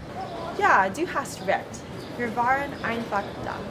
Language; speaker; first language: German; non-native, learner; English